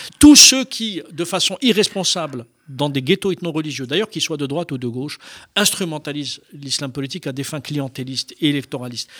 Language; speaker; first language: French; non-native, local second language; Arabic